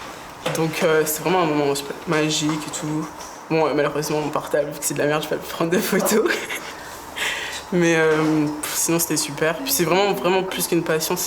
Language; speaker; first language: French; native; French